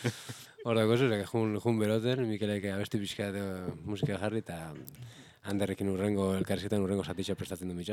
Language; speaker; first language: Basque; native; Basque